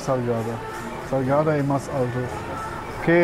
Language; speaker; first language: Spanish; non-native, learner; English